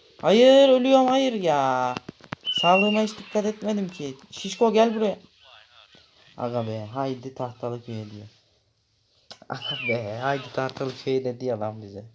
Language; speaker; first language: Turkish; native; Turkish